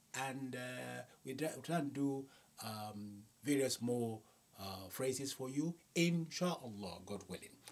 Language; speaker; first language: English; non-native, local second language; Yoruba